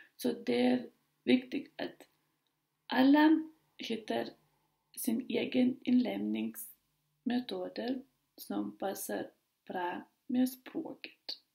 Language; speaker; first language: Swedish; non-native, learner; Lithuanian